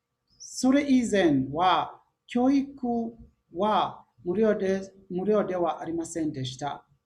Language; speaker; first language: Japanese; non-native, learner; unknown